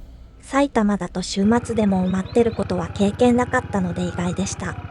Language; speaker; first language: Japanese; native; Japanese